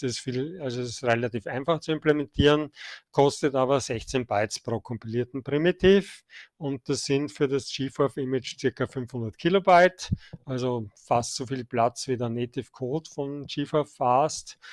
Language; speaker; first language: German; native; German